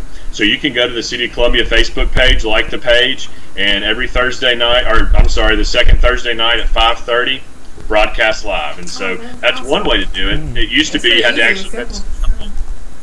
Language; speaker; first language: English; native; English